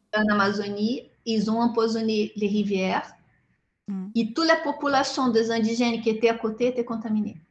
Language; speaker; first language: French; non-native, fluent; Portuguese